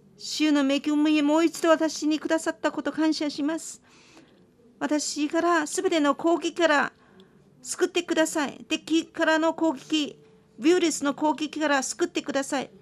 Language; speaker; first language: Japanese; non-native, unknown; Chinese